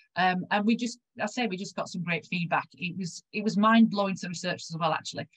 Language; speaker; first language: English; native; English